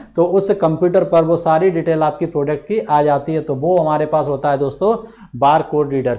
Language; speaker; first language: Hindi; native; Hindi